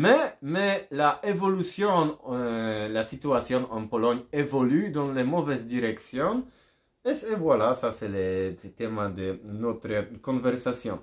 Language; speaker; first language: French; non-native, learner; Polish